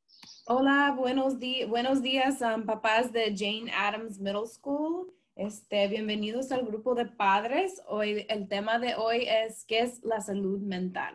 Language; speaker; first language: Spanish; early bilingual, heritage; Spanish